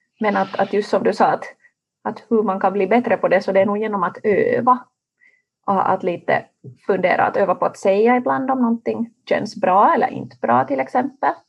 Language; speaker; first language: Swedish; native; Swedish